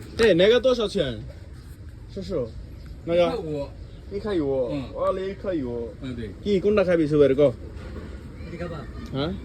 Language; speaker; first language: Chinese; non-native, learner; Bangla